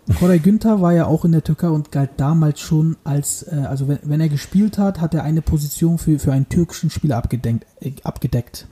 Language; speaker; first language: German; early bilingual, other home language; Turkish